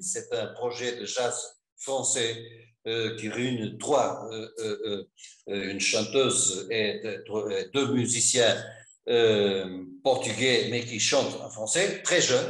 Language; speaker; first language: French; non-native, fluent; Portuguese